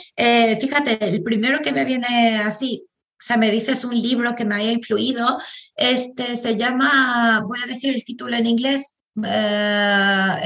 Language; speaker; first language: Spanish; non-native, fluent; Albanian